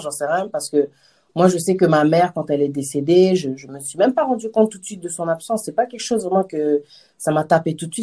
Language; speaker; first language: French; native; French